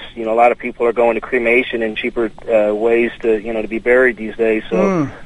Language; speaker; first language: English; native; English